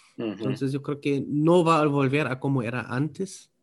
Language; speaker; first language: Spanish; non-native, fluent; German